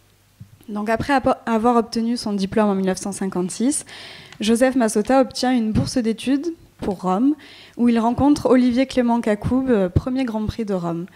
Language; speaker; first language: French; native; French